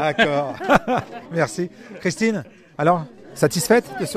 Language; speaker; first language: French; native; French